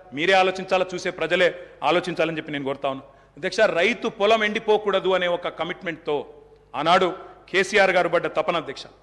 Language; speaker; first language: Telugu; native; Telugu